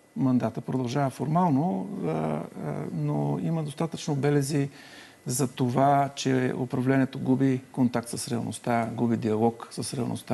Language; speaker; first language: Bulgarian; native; Bulgarian